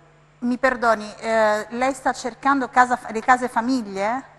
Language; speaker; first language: Italian; native; Italian